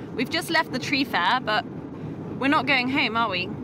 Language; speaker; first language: English; native; English